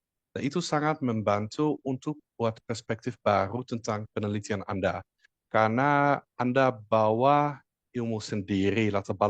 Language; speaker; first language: Indonesian; non-native, fluent; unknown